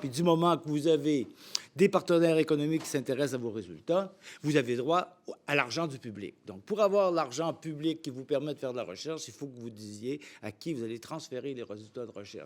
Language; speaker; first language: French; native; French